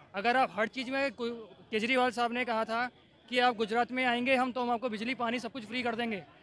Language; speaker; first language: Hindi; non-native, local second language; Gujarati